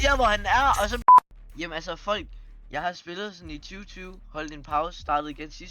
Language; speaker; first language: Danish; native; Danish